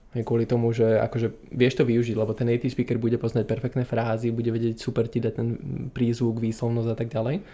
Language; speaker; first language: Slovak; native; Slovak